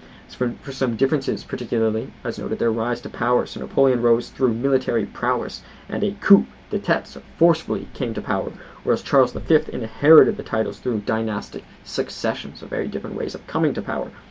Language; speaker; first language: English; native; English